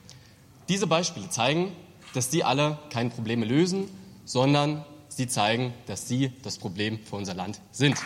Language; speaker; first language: German; native; German